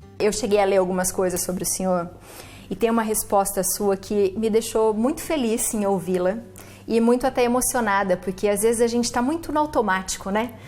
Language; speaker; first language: Portuguese; native; Portuguese